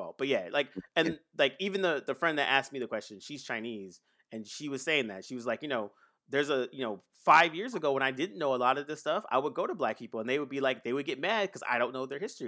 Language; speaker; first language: English; native; English